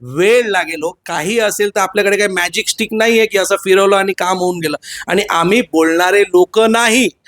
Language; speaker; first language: Marathi; non-native, local second language; Hindi